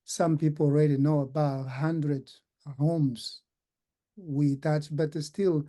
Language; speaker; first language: English; non-native, fluent; Portuguese